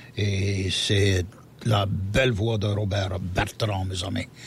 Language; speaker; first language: French; native; French